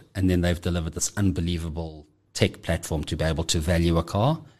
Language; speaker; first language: English; native; English